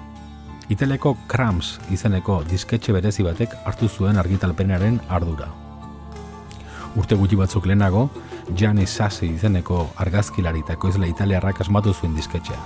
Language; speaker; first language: Basque; native; Basque